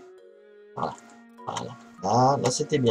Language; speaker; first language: French; native; French